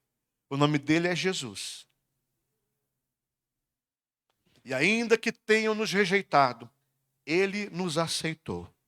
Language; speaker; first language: Portuguese; native; Portuguese